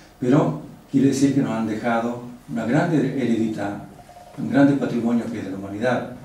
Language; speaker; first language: Spanish; non-native, local second language; Russian